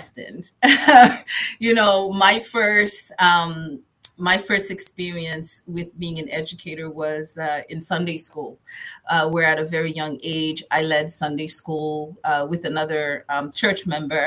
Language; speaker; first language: English; early bilingual, other home language; Haitian Creole